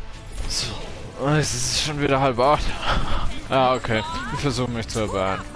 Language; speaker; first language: German; native; German